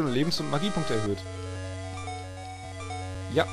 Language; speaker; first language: German; native; German